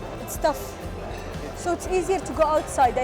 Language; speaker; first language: English; non-native, fluent; Arabic